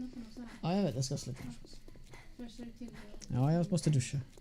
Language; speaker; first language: Swedish; non-native, learner; English